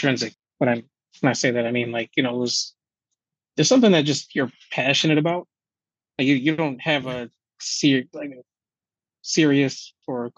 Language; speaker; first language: English; native; English